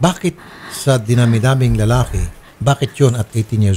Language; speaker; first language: Filipino; native; Filipino